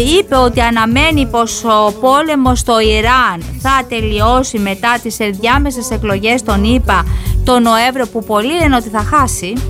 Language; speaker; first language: Greek; native; Greek